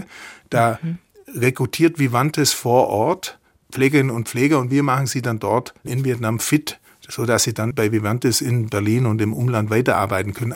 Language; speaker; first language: German; native; German